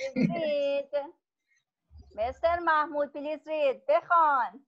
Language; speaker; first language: English; non-native, learner; Persian